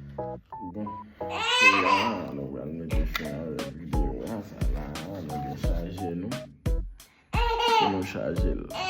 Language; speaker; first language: French; non-native, learner; Haitian Creole